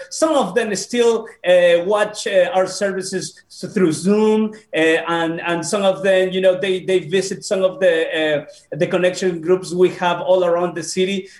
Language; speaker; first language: English; non-native, fluent; Spanish